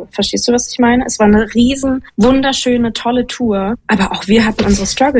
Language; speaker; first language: German; native; German